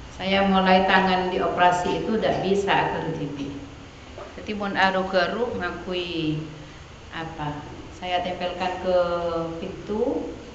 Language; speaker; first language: Indonesian; non-native, local second language; Madurese